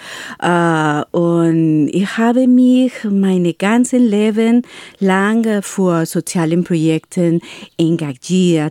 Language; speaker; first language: German; non-native, learner; Spanish